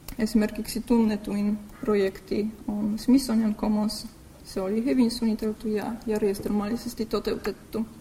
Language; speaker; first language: Finnish; non-native, fluent; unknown